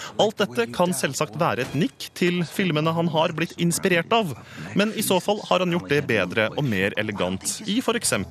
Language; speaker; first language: Norwegian; native; Norwegian